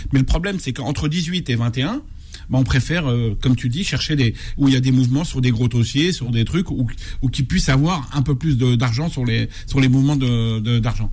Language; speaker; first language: French; non-native, local second language; Arabic